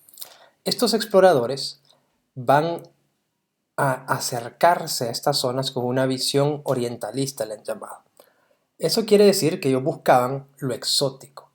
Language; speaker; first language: Spanish; native; Spanish